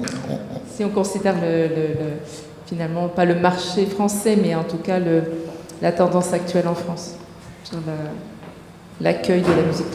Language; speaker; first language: French; native; French